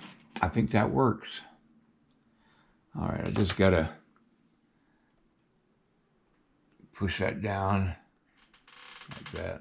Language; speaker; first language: English; native; English